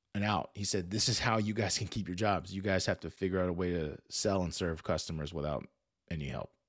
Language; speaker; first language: English; native; English